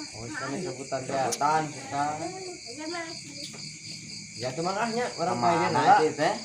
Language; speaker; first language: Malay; non-native, local second language; Sundanese